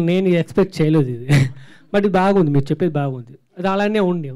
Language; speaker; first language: Telugu; non-native, local second language; Tamil